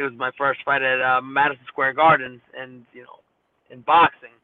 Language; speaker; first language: English; native; English